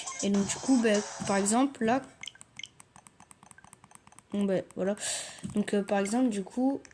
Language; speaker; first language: French; native; French